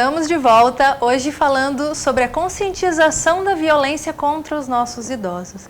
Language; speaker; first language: Portuguese; native; Portuguese